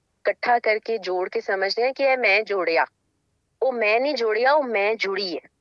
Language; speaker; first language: Punjabi; native; Punjabi